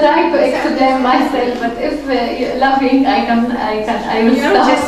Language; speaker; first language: English; non-native, learner; Arabic